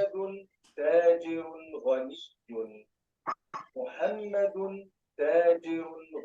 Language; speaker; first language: Arabic; non-native, learner; Urdu